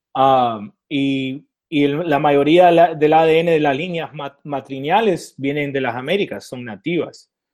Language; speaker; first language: Spanish; early bilingual, heritage; Spanish